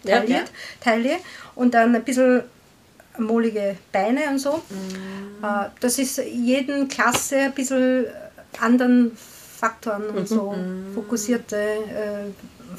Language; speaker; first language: German; non-native, learner; Korean